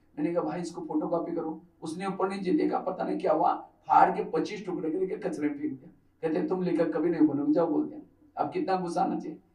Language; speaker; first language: Hindi; non-native, local second language; Marathi